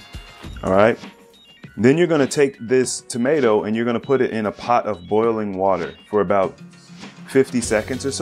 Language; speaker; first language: English; native; English